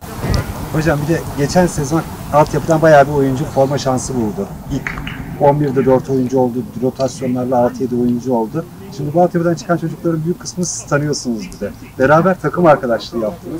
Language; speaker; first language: Turkish; native; Turkish